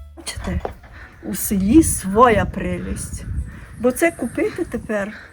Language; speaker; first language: Ukrainian; non-native, local second language; Hungarian